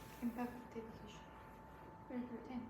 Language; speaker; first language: English; non-native, learner; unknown